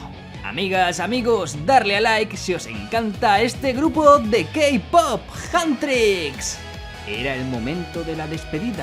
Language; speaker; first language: Spanish; native; Spanish